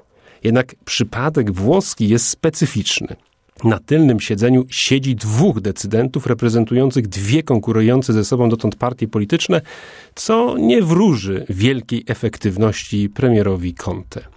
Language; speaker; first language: Polish; native; Polish